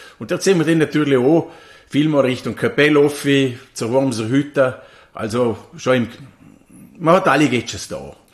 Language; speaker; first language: German; native; German